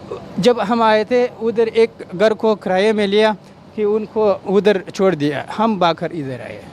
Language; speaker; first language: Hindi; non-native, learner; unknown